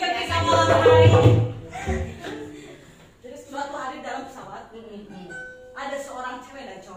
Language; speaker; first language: Indonesian; non-native, local second language; Sundanese